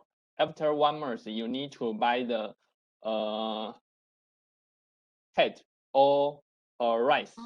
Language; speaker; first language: English; non-native, learner; Chinese